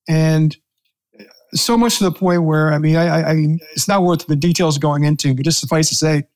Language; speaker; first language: English; native; English